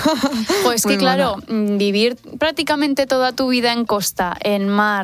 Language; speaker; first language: Spanish; native; Spanish